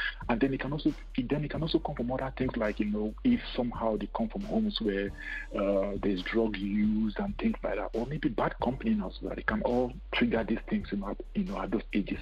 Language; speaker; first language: English; non-native, local second language; Igbo